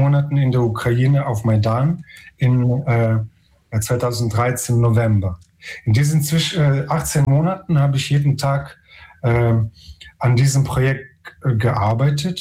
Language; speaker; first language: German; non-native, fluent; Ukrainian